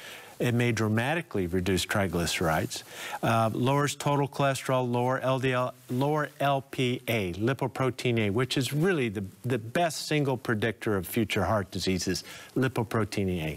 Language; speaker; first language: English; native; English